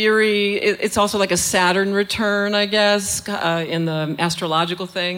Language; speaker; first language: English; native; English